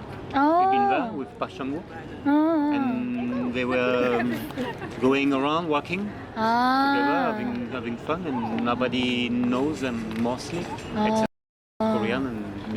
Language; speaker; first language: English; non-native, learner; French